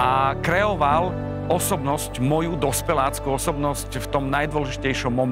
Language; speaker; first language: Slovak; native; Slovak